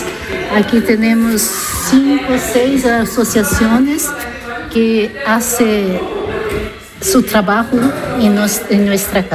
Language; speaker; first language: Spanish; non-native, learner; Italian